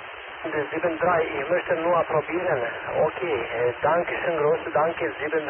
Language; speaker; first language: German; non-native, learner; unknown